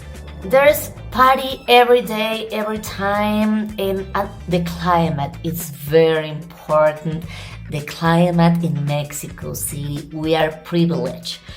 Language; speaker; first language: English; non-native, learner; Spanish